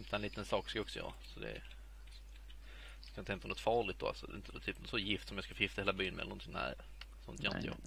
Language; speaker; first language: Swedish; native; Swedish